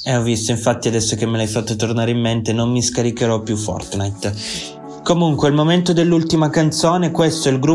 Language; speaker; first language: Italian; native; Italian